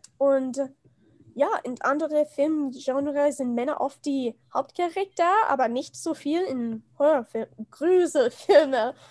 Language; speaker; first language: German; non-native, learner; English